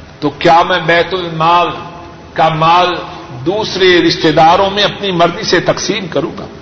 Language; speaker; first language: Urdu; non-native, local second language; Punjabi